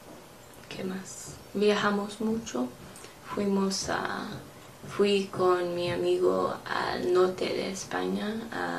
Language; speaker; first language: Spanish; non-native, learner; English